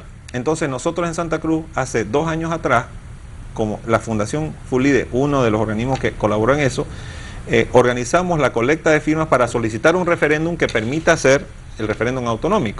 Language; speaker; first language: Spanish; native; Spanish